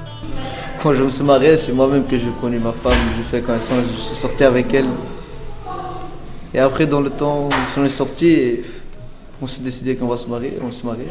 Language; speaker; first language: French; early bilingual, other home language; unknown